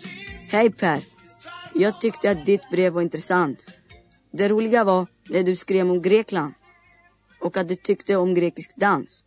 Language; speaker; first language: Swedish; non-native, learner; Greek